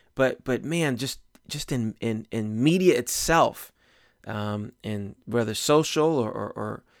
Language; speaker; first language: English; native; English